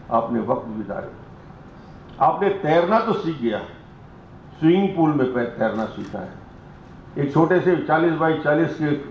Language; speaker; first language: Hindi; native; Hindi